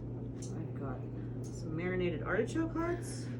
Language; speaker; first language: English; native; English